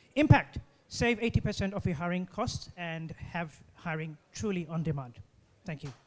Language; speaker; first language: English; non-native, fluent; Portuguese